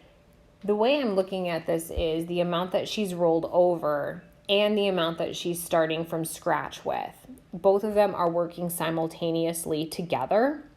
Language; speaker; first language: English; native; English